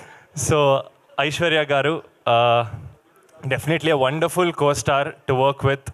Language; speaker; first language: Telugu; non-native, local second language; Kannada